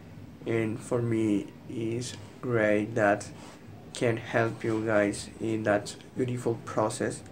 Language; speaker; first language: English; non-native, learner; Spanish